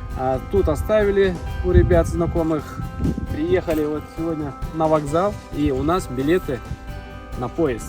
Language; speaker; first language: Russian; native; Russian